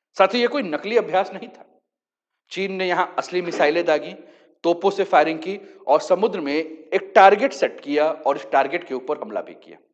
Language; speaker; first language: Hindi; native; Hindi